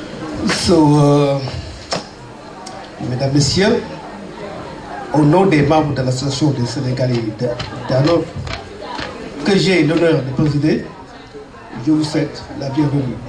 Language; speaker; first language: French; non-native, local second language; Wolof